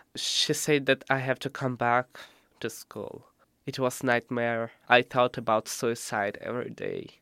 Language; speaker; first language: English; non-native, fluent; Russian